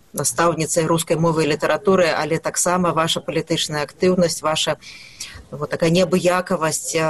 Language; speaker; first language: Belarusian; native; Belarusian